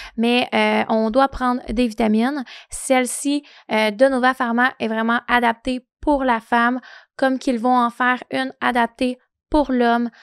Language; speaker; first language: French; native; French